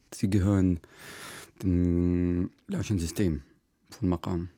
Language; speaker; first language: German; non-native, fluent; Arabic